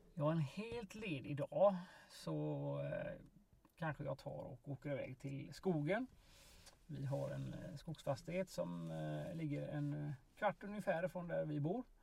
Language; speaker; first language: Swedish; native; Swedish